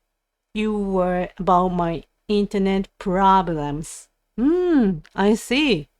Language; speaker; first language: English; non-native, learner; Japanese